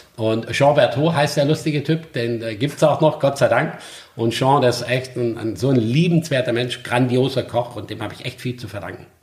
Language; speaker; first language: German; native; German